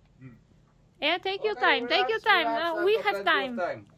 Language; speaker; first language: English; non-native, fluent; Polish